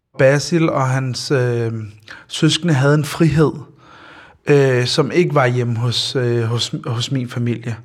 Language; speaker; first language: Danish; early bilingual, other home language; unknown